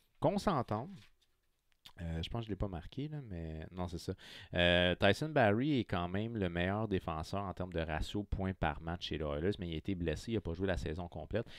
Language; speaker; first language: French; native; French